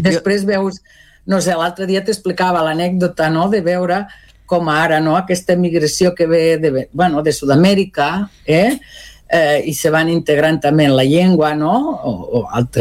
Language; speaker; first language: Catalan; non-native, local second language; Spanish